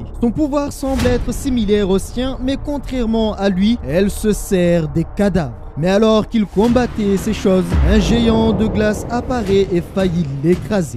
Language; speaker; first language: French; native; French